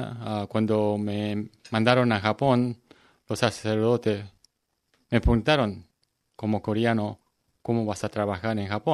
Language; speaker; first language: Spanish; non-native, learner; Korean